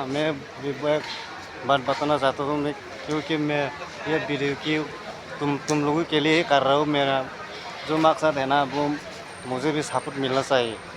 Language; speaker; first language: Hindi; non-native, local second language; Kok Borok